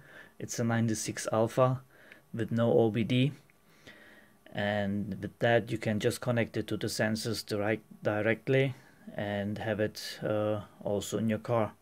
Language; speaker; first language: English; non-native, fluent; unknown